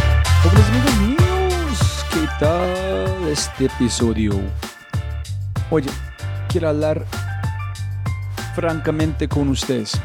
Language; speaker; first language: Spanish; non-native, learner; English